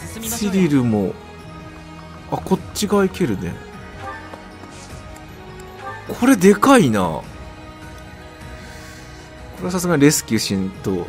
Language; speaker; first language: Japanese; native; Japanese